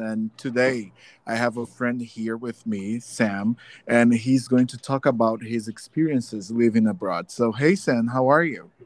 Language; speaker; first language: English; non-native, fluent; Portuguese